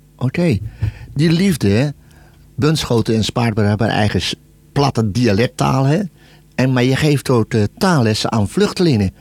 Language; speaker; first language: Dutch; native; Dutch